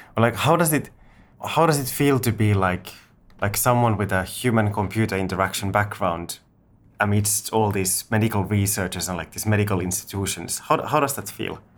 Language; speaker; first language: English; non-native, fluent; Finnish